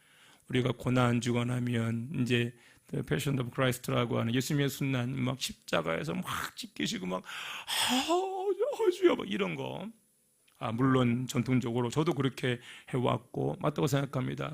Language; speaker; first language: Korean; native; Korean